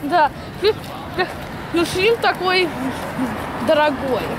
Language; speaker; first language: Russian; early bilingual, heritage; Russian